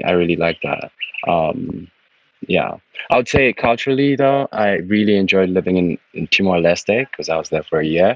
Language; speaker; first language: English; non-native, local second language; Ganda